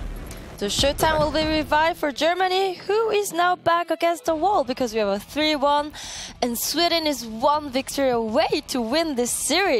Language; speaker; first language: English; non-native, fluent; French